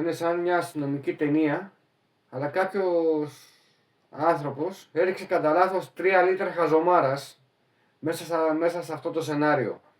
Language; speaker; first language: Greek; native; Greek